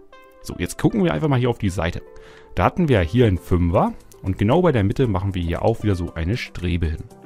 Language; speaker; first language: German; native; German